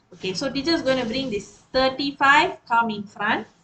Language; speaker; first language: English; non-native, local second language; Malay